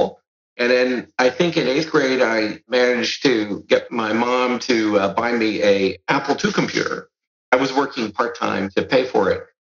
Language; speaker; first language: English; early bilingual, other home language; Serbian